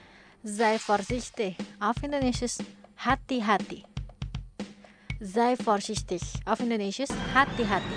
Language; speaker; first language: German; non-native, fluent; Indonesian